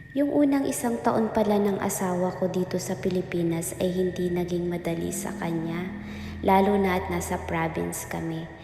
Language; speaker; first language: Filipino; native; Filipino